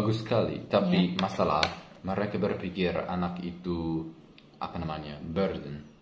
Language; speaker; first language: Indonesian; non-native, learner; English